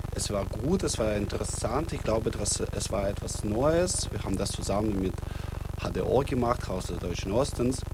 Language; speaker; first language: German; non-native, fluent; Russian